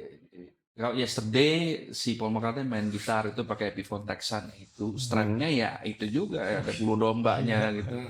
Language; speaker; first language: Indonesian; native; Indonesian